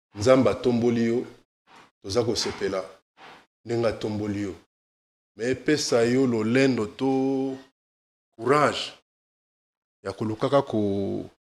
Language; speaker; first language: Lingala; native; Lingala